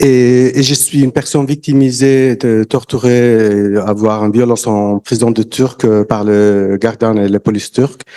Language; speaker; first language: French; non-native, learner; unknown